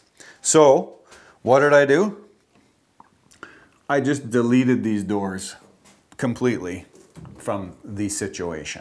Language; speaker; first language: English; native; English